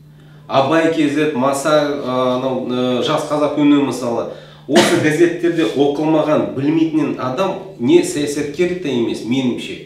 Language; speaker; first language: Kazakh; non-native, local second language; Russian